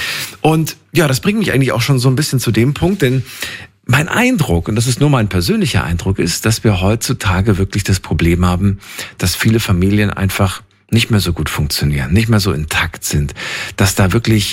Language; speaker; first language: German; native; German